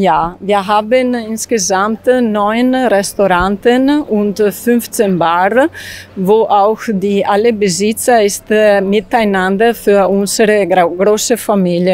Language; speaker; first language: German; non-native, learner; Italian